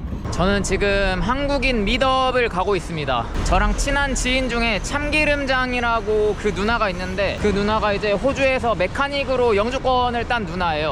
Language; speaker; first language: Korean; native; Korean